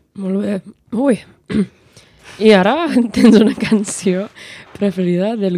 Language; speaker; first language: Catalan; non-native, learner; English